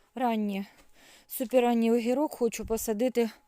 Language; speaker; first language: Ukrainian; native; Ukrainian